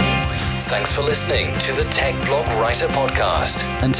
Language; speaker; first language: English; native; English